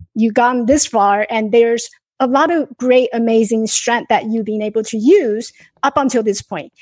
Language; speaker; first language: English; non-native, fluent; Chinese